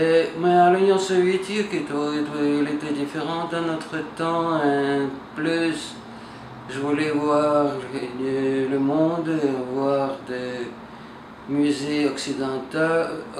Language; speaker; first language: French; non-native, learner; Russian